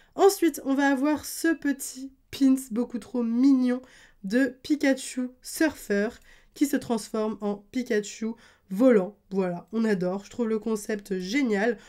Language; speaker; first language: French; native; French